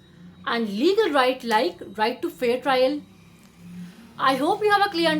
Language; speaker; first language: English; non-native, local second language; Hindi